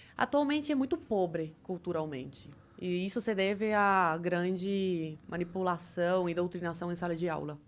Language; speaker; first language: Portuguese; early bilingual, other home language; Spanish